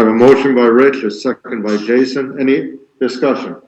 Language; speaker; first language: English; native; English